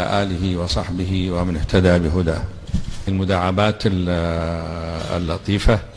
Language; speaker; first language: Arabic; native; Arabic